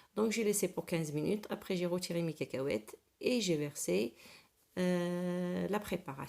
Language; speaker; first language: French; non-native, local second language; Arabic